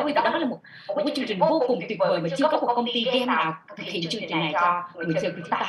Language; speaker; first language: Vietnamese; native; Vietnamese